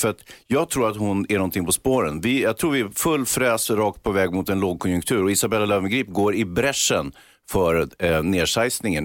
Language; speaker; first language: Swedish; native; Swedish